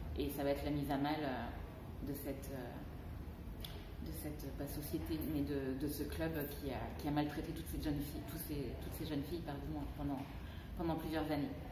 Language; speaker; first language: French; native; French